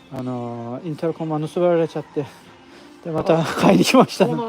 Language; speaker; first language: Japanese; non-native, fluent; Turkish